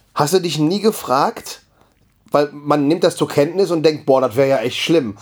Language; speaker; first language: German; native; German